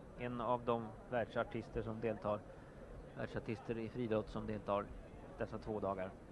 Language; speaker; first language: Swedish; native; Swedish